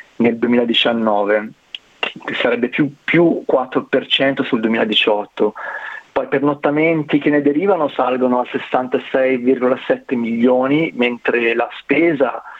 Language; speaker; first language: Italian; native; Italian